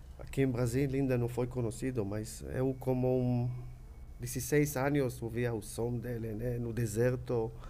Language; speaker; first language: Portuguese; non-native, learner; Hebrew